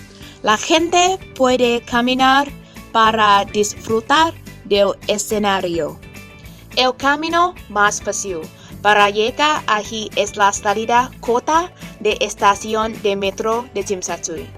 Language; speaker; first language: Spanish; non-native, learner; Cantonese